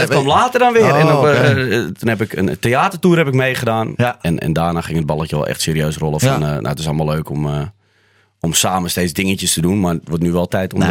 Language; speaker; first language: Dutch; native; Dutch